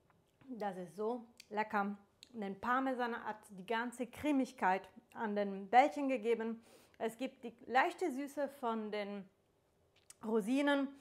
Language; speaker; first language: German; non-native, fluent; Italian